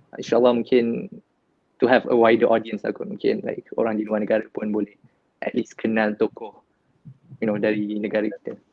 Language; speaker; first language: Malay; native; Malay